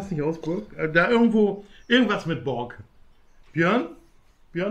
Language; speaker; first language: German; native; German